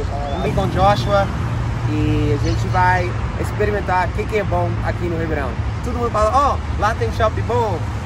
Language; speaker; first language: Portuguese; non-native, fluent; English